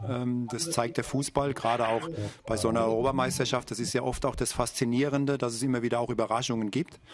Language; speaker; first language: German; native; German